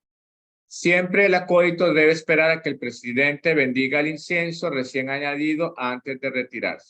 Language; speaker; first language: Spanish; native; Spanish